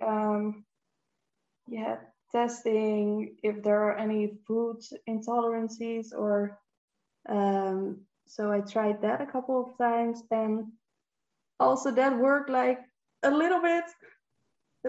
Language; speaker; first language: English; non-native, fluent; Dutch